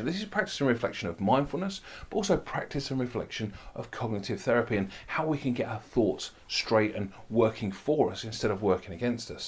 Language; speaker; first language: English; native; English